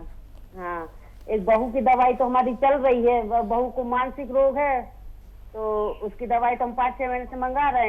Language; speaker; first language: Hindi; native; Hindi